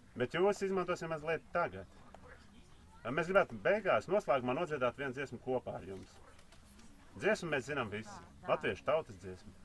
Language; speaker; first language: Latvian; native; Latvian